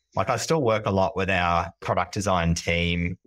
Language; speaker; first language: English; native; English